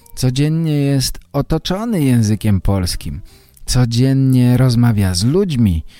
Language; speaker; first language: Polish; native; Polish